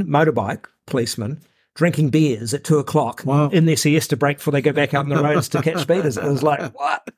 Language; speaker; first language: English; native; English